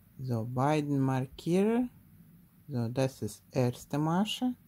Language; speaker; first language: German; non-native, learner; Russian